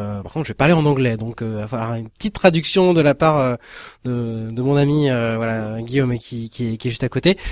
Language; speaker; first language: French; native; French